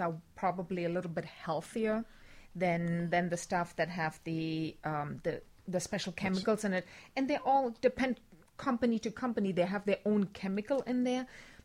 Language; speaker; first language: English; non-native, fluent; German